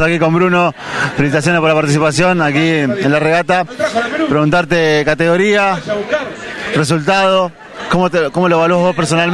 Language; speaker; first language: Spanish; native; Spanish